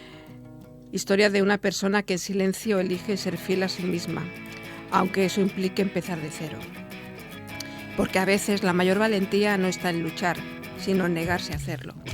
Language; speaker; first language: Spanish; native; Spanish